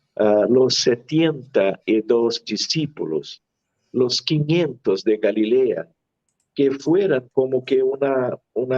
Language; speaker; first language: Spanish; non-native, fluent; Portuguese